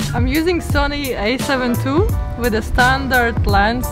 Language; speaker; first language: English; non-native, fluent; Latvian